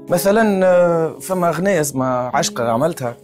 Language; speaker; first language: Arabic; native; Arabic